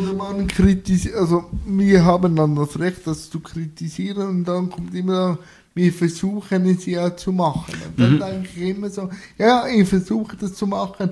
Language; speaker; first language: German; native; German